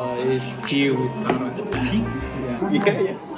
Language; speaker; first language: English; non-native, learner; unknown